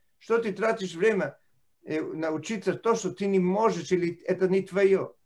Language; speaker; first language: Russian; non-native, fluent; Italian